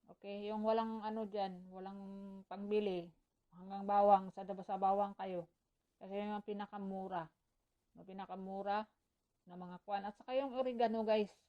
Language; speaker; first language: Filipino; non-native, local second language; Cebuano